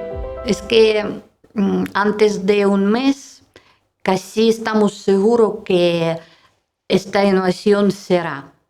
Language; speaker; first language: Spanish; non-native, learner; Russian